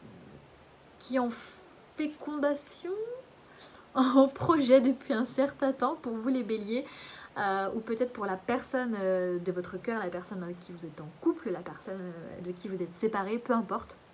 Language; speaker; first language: French; native; French